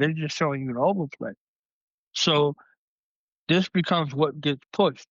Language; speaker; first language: English; native; English